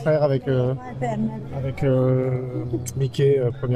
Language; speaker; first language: French; native; French